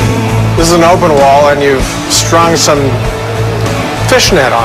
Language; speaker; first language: English; native; English